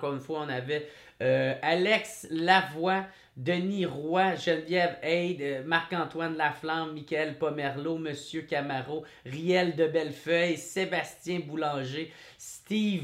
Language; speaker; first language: French; native; French